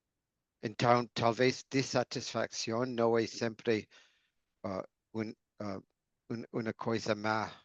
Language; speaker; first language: Portuguese; non-native, learner; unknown